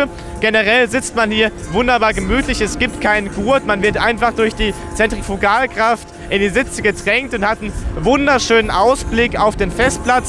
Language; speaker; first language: German; native; German